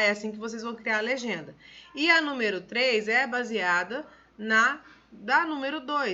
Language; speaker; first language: Portuguese; native; Portuguese